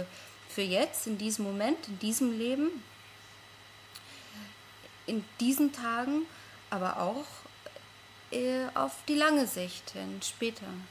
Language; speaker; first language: German; non-native, fluent; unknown